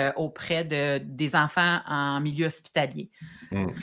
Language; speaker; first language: French; native; French